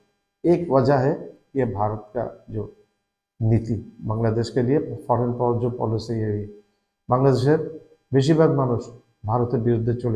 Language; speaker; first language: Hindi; non-native, learner; Bangla